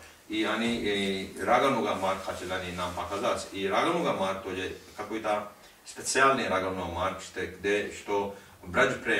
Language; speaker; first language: Russian; non-native, learner; Hindi